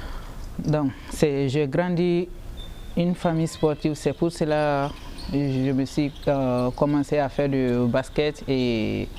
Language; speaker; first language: French; non-native, local second language; Bambara